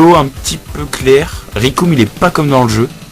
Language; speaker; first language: French; native; French